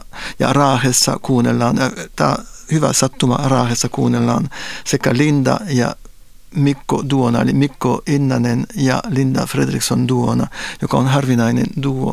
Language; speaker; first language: Finnish; non-native, fluent; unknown